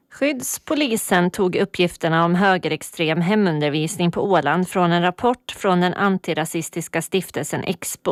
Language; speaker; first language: Swedish; native; Swedish